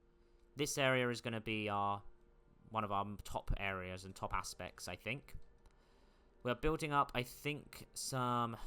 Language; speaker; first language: English; native; English